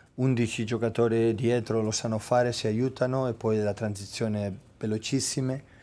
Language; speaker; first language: Italian; non-native, fluent; Catalan